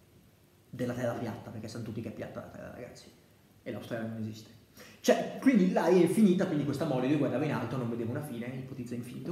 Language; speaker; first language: Italian; native; Italian